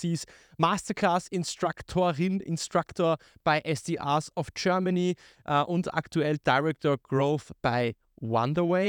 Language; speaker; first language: German; native; German